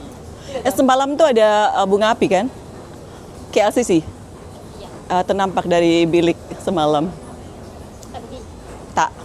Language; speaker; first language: Indonesian; native; Indonesian